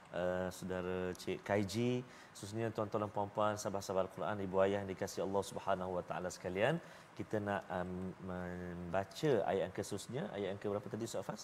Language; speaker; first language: Malay; native; Malay